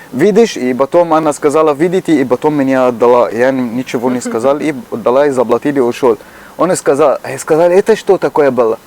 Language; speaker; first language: Russian; non-native, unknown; Arabic